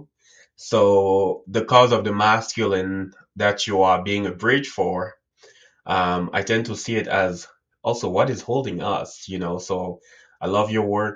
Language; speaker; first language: English; non-native, local second language; French